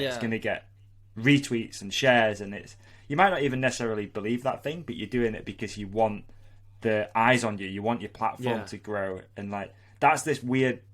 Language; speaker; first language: English; native; English